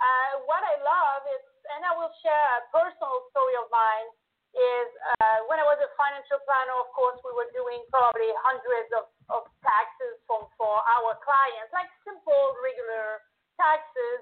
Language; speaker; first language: English; non-native, fluent; French